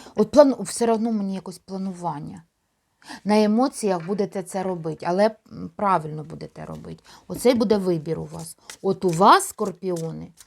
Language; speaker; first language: Ukrainian; non-native, local second language; Russian